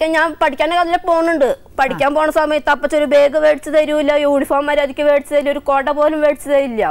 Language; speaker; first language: Malayalam; native; Malayalam